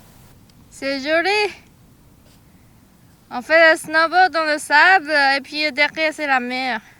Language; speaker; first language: French; non-native, learner; Chinese